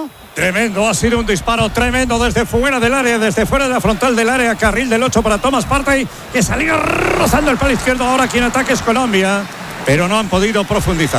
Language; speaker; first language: Spanish; native; Spanish